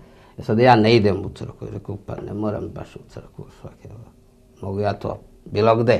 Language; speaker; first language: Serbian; non-native, fluent; Malagasy